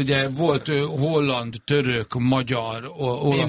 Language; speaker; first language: Hungarian; native; Hungarian